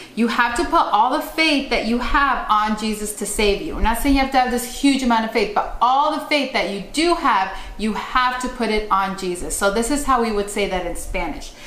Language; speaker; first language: English; native; English